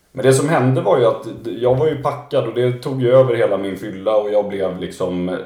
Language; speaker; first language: Swedish; native; Swedish